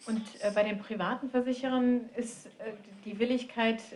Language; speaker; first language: German; native; German